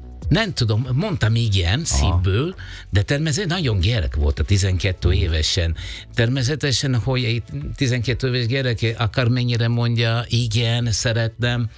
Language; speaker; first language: Hungarian; non-native, learner; Italian